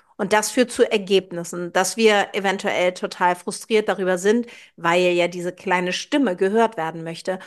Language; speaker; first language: German; native; German